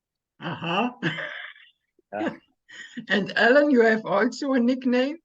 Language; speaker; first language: English; non-native, learner; German